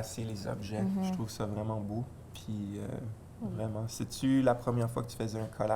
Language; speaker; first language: French; native; French